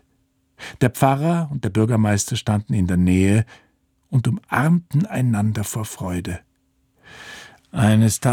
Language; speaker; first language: German; native; German